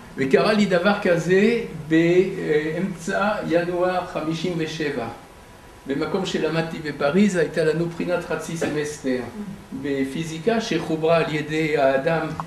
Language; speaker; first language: Hebrew; non-native, fluent; French